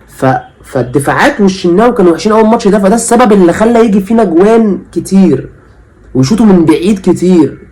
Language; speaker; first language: Arabic; native; Arabic